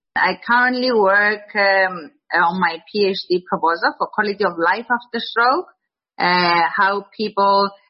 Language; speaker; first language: English; non-native, fluent; Greek